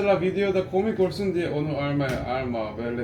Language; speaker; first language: Turkish; non-native, fluent; Korean